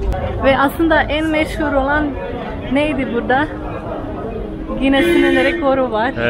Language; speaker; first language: Turkish; non-native, fluent; Slovenian